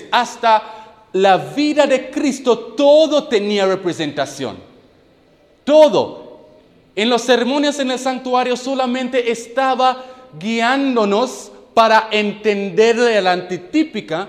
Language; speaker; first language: Spanish; non-native, fluent; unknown